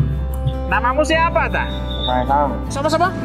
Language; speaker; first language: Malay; non-native, local second language; Javanese